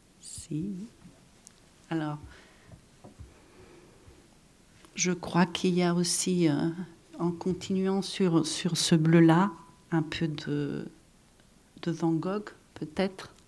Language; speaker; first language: French; non-native, fluent; Catalan